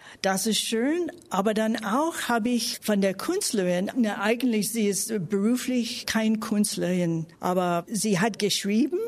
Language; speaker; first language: German; non-native, fluent; English